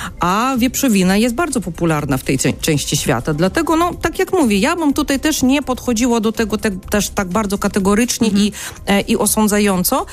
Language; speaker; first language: Polish; non-native, fluent; Russian